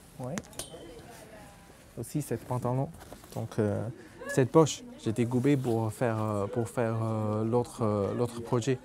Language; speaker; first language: French; non-native, local second language; Chinese